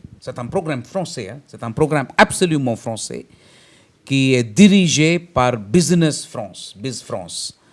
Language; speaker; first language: French; non-native, fluent; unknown